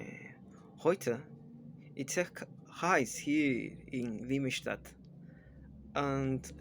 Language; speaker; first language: German; non-native, learner; Spanish